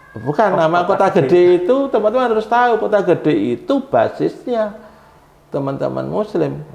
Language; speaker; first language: Indonesian; native; Indonesian